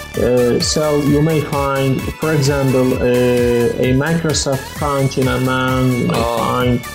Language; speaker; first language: English; non-native, fluent; Arabic